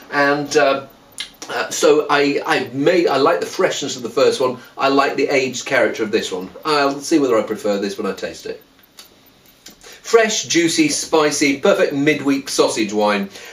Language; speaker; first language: English; native; English